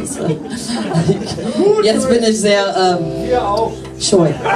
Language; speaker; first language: German; non-native, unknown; English